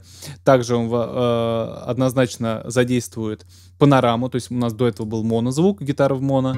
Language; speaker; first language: Russian; native; Russian